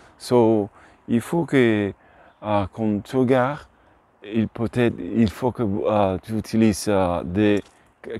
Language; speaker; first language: French; non-native, learner; Spanish